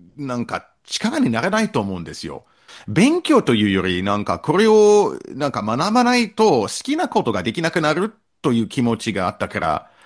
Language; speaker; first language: Japanese; non-native, fluent; English